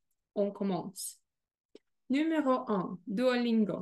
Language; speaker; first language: French; non-native, fluent; Russian